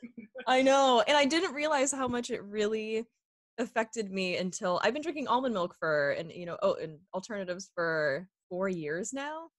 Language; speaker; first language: English; native; English